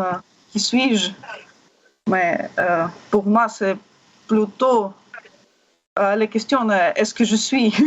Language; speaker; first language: French; non-native, learner; Russian